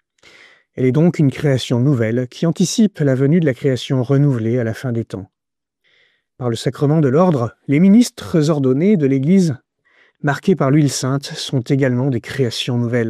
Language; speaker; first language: French; native; French